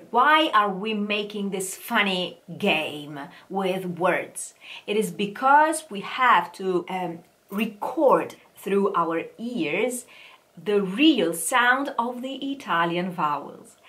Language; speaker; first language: English; non-native, fluent; Italian